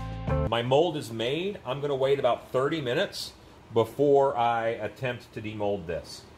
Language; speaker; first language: English; native; English